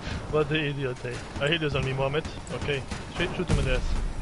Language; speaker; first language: English; non-native, learner; German